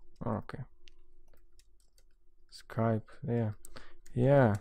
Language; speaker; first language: English; non-native, learner; Romanian